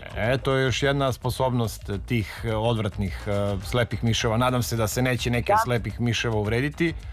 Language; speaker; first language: Serbian; native; Serbian